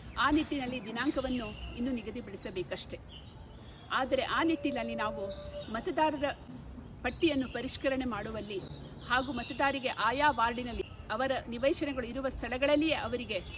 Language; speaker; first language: Kannada; native; Kannada